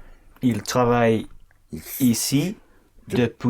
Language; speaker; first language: French; non-native, learner; English